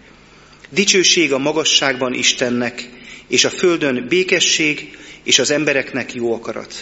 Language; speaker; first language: Hungarian; native; Hungarian